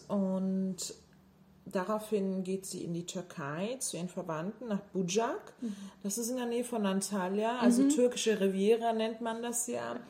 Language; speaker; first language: German; early bilingual, other home language; Turkish